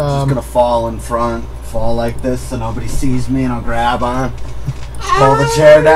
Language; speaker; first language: English; native; English